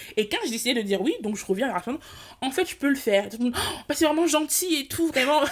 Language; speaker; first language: French; early bilingual, other home language; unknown